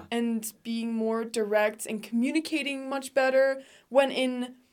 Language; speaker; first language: English; non-native, fluent; Danish